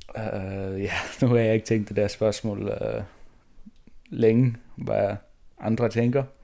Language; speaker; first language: Danish; non-native, local second language; Faroese